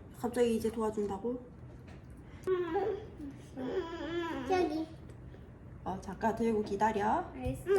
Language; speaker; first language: Korean; native; Korean